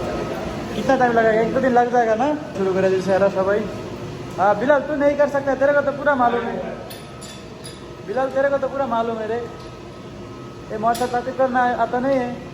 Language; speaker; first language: Hindi; non-native, local second language; Bangla